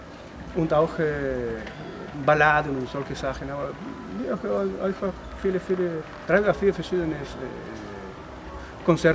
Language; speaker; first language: German; non-native, learner; Spanish